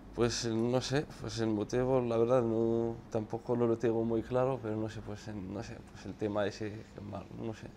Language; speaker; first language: Spanish; non-native, fluent; Arabic